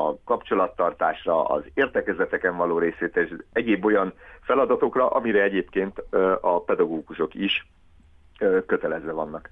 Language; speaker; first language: Hungarian; native; Hungarian